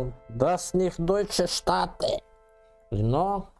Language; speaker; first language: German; non-native, learner; Russian